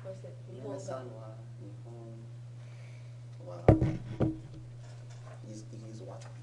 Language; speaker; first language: Japanese; non-native, learner; English